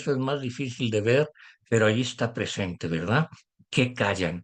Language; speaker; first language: Spanish; native; Spanish